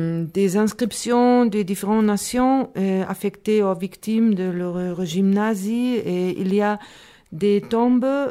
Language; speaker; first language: French; non-native, learner; Spanish